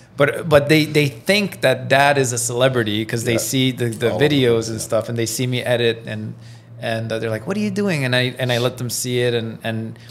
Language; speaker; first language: English; non-native, fluent; French